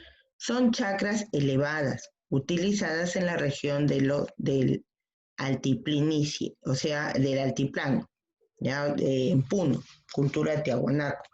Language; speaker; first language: Spanish; native; Spanish